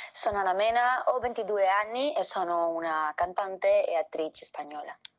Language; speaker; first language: Italian; non-native, fluent; Spanish